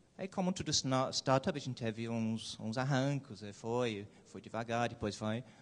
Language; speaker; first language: Portuguese; non-native, fluent; English